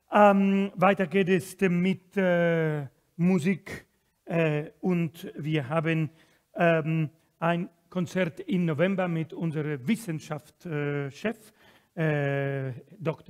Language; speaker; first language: German; non-native, fluent; Spanish